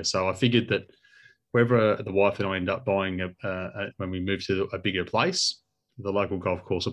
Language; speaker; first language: English; native; English